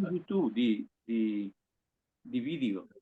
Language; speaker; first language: English; non-native, learner; Spanish